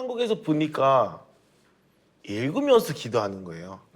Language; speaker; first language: Korean; early bilingual, heritage; English